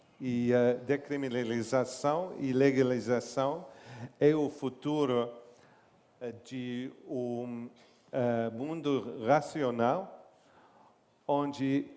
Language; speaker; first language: Portuguese; non-native, learner; English